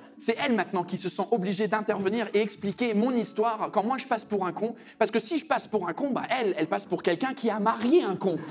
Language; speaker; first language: French; early bilingual, other home language; English